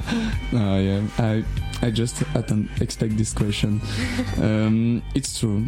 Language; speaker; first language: English; non-native, learner; French